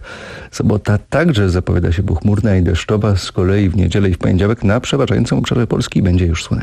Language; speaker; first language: Polish; native; Polish